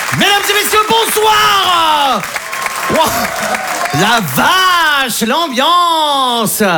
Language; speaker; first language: French; native; French